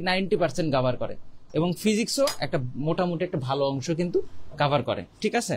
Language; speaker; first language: Bangla; native; Bangla